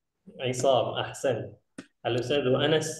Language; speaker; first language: Arabic; non-native, fluent; Indonesian